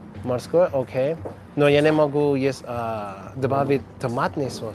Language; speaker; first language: Russian; non-native, learner; English